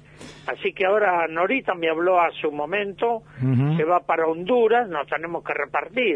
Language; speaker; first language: Spanish; native; Spanish